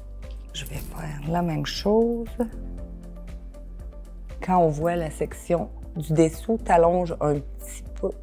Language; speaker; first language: French; native; French